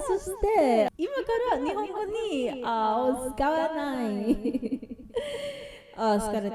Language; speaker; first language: Japanese; non-native, learner; English